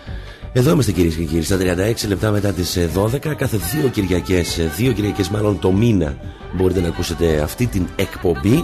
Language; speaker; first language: Greek; native; Greek